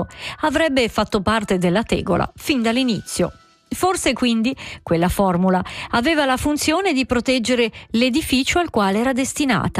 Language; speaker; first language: Italian; native; Italian